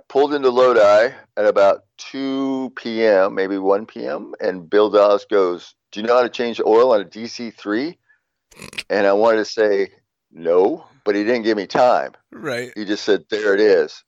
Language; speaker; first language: English; native; English